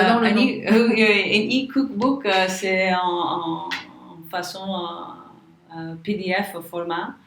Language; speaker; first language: French; non-native, learner; English